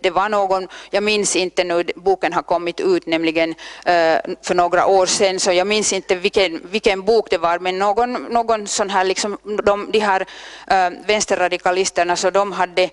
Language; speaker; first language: Swedish; non-native, local second language; Finnish